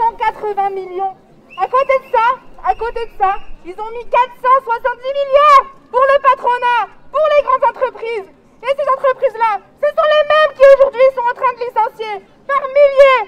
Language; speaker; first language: French; native; French